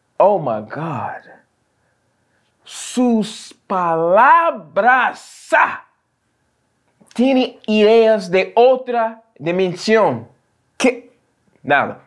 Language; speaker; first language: Spanish; non-native, learner; English